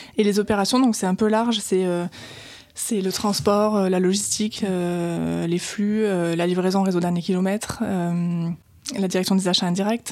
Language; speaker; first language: French; native; French